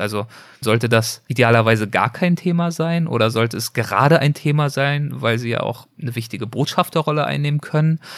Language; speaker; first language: German; native; German